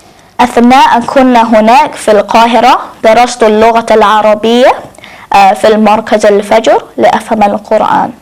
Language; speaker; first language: Arabic; non-native, learner; English